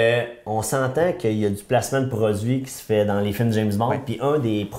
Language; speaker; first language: French; native; French